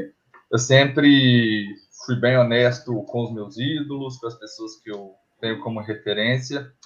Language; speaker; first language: Portuguese; native; Portuguese